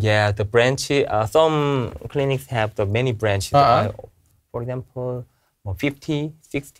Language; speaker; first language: English; non-native, learner; Korean